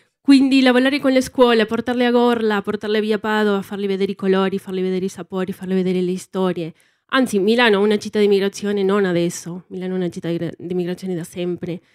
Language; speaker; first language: Italian; non-native, fluent; Spanish